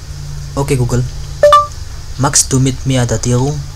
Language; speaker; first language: German; non-native, learner; Indonesian